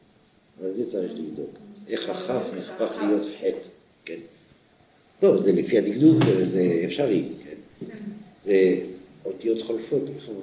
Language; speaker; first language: Hebrew; non-native, fluent; French